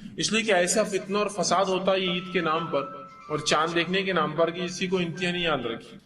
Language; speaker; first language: Urdu; native; Urdu